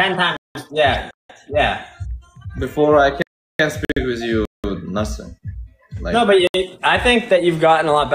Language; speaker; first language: English; native; English